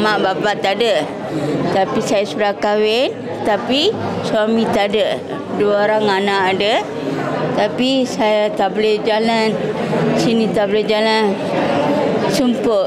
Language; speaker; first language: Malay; non-native, local second language; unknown